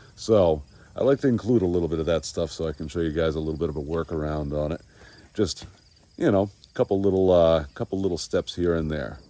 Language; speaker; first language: English; native; English